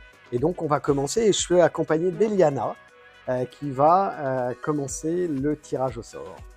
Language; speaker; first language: French; native; French